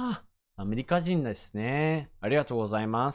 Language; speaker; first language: Japanese; non-native, fluent; English